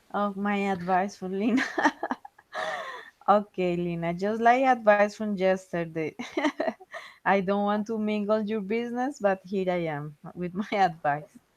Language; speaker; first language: English; non-native, fluent; Spanish